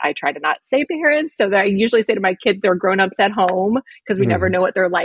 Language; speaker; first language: English; native; English